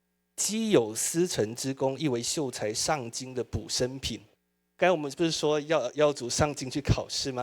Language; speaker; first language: Chinese; native; Chinese